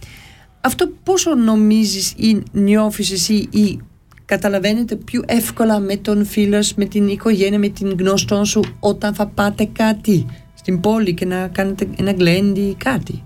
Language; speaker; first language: Greek; early bilingual, heritage; Greek